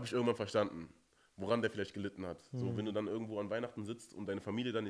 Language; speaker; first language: German; native; German